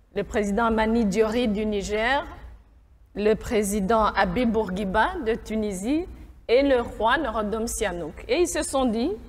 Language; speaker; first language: French; non-native, local second language; Kinyarwanda